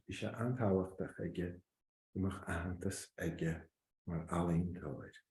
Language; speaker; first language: Irish; native; Irish